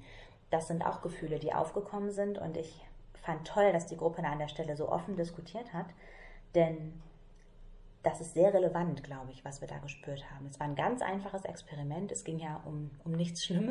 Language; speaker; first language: German; native; German